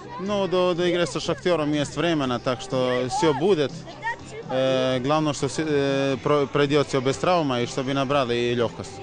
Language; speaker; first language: Russian; non-native, fluent; Croatian